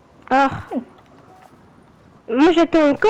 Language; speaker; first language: French; native; French